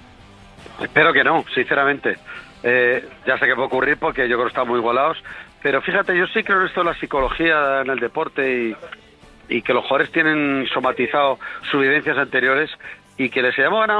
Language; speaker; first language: Spanish; native; Spanish